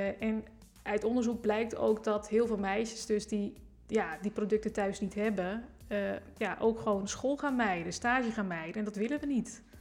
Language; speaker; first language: Dutch; native; Dutch